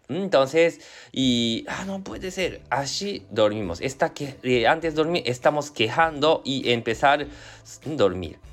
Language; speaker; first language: Spanish; non-native, learner; Japanese